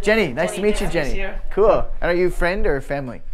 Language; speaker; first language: English; native; English